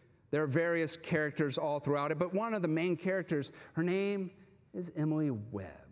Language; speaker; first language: English; native; English